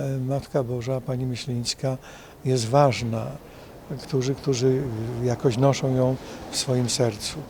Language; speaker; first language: Polish; native; Polish